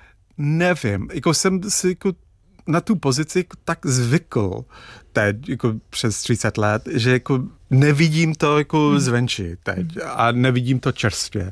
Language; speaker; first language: Czech; non-native, fluent; English